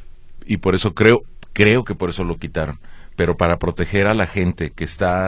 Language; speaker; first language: Spanish; native; Spanish